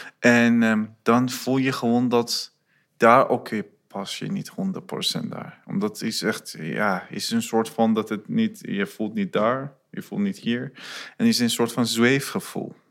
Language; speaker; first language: Dutch; non-native, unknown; Persian